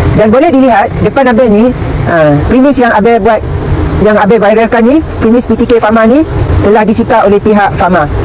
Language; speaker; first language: Malay; native; Malay